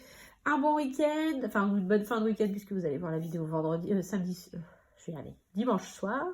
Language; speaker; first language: French; native; French